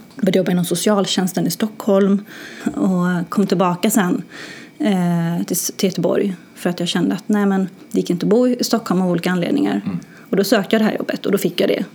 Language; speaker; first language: Swedish; early bilingual, other home language; Arabic